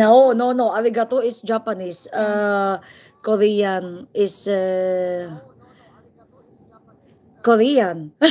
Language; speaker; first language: English; non-native, learner; Filipino